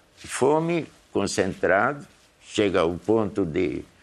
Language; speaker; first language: Portuguese; early bilingual, other home language; Hungarian